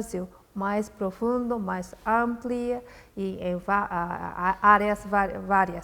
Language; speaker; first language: Portuguese; non-native, fluent; Japanese